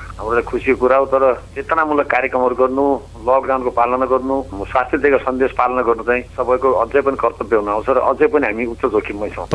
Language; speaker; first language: Nepali; native; Nepali